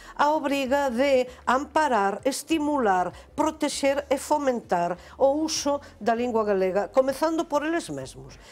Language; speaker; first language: Galician; non-native, local second language; Spanish